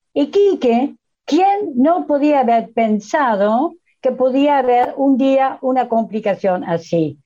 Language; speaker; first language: Spanish; non-native, fluent; Dutch